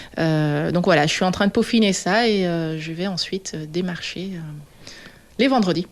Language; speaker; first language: French; non-native, fluent; Dutch